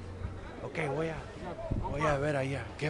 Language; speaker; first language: Spanish; non-native, fluent; English